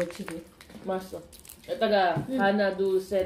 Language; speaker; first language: Korean; non-native, learner; Filipino